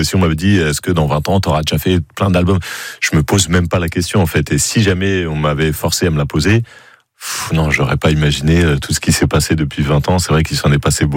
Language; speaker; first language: French; native; French